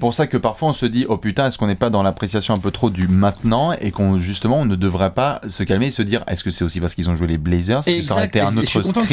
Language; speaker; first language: French; native; French